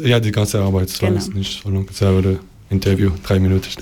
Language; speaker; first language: German; non-native, learner; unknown